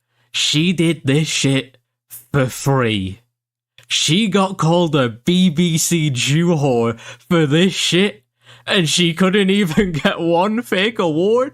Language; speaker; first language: English; native; English